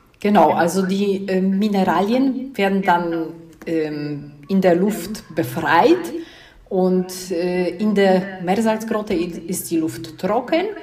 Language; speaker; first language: German; non-native, fluent; Polish